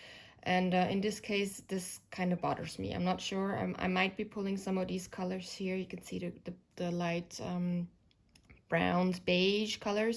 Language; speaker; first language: English; non-native, fluent; German